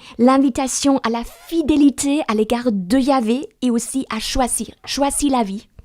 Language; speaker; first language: French; non-native, fluent; German